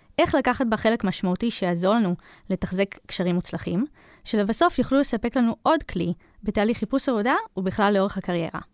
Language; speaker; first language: Hebrew; native; Hebrew